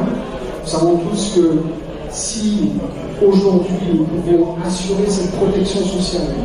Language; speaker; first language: French; native; French